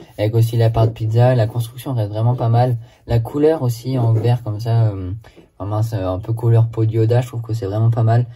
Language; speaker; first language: French; native; French